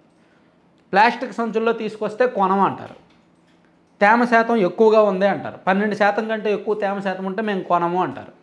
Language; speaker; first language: Telugu; native; Telugu